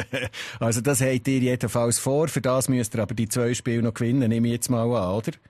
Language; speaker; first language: German; native; German